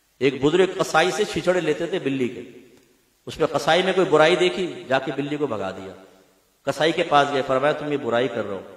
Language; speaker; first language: Urdu; native; Urdu